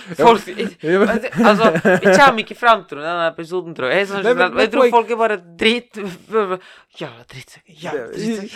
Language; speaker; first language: Norwegian; native; Norwegian